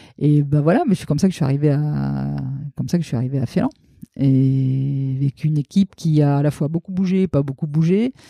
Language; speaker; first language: French; native; French